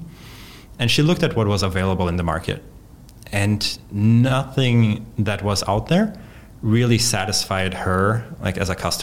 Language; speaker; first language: English; non-native, fluent; Polish